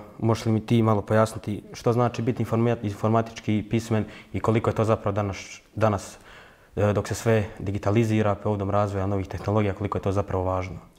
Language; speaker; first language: Croatian; native; Croatian